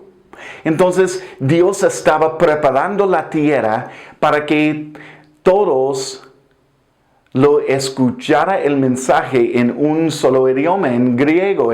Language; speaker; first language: Spanish; non-native, fluent; English